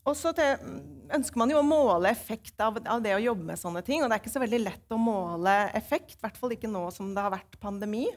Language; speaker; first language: Norwegian; native; Norwegian